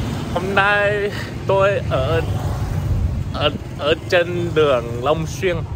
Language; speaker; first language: Vietnamese; non-native, learner; English